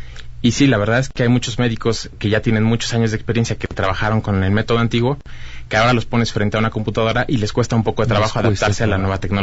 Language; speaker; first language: Spanish; native; Spanish